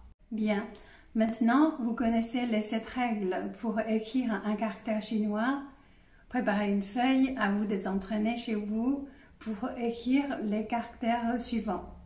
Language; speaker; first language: French; non-native, fluent; Chinese